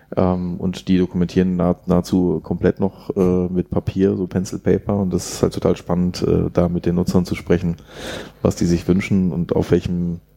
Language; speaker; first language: German; native; German